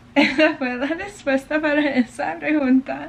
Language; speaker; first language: Spanish; early bilingual, heritage; English